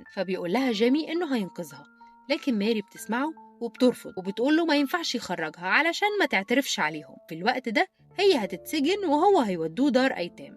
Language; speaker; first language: Arabic; native; Arabic